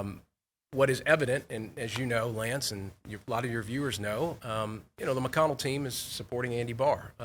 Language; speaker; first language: English; native; English